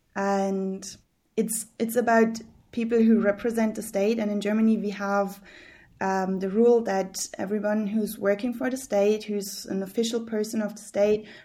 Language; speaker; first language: English; early bilingual, heritage; German